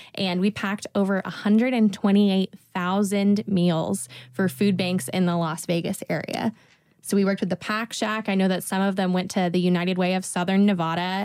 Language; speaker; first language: English; native; English